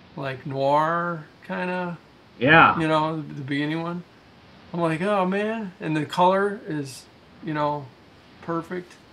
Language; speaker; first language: English; native; English